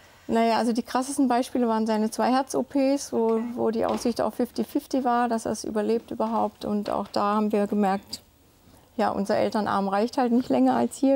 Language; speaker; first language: German; native; German